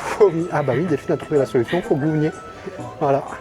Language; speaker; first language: French; native; French